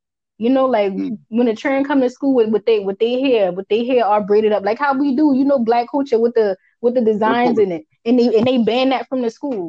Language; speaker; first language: English; early bilingual, other home language; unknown